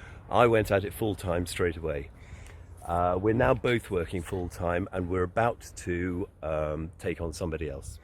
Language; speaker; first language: English; native; English